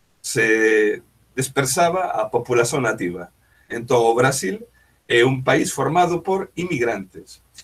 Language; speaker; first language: Galician; native; Galician